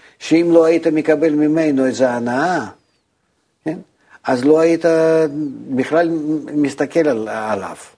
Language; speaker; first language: Hebrew; non-native, fluent; Russian